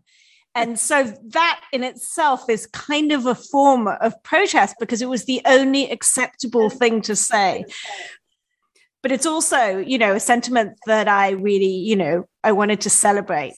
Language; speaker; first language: English; native; English